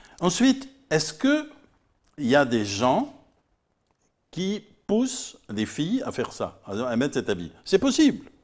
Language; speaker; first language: French; native; French